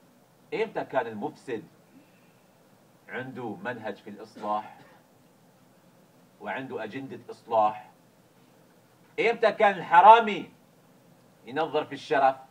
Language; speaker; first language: Arabic; native; Arabic